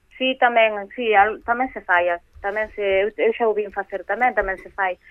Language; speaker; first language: Galician; native; Galician